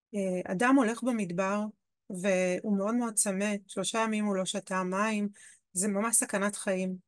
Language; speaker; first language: Hebrew; native; Hebrew